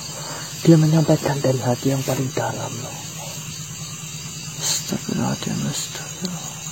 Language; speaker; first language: Indonesian; native; Indonesian